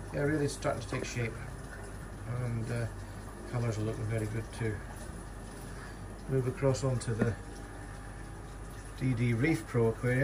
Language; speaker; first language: English; native; English